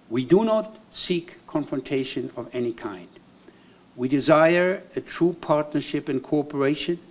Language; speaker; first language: English; non-native, fluent; German